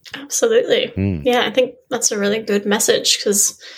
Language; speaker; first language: English; native; English